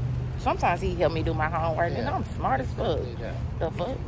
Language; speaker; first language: English; native; English